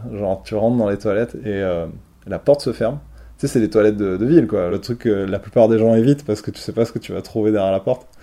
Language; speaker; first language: French; native; French